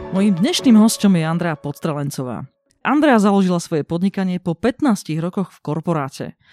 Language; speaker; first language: Slovak; non-native, local second language; Hungarian